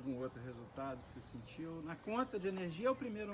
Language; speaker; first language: Portuguese; native; Portuguese